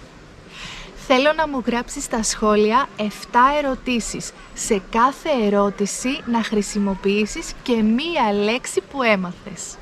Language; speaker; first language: Greek; native; Greek